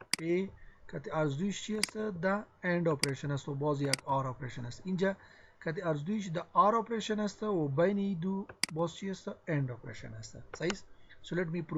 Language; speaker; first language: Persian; non-native, local second language; Pashto